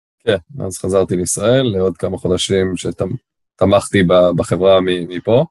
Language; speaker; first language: Hebrew; native; Hebrew